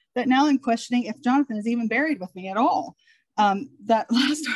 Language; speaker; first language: English; native; English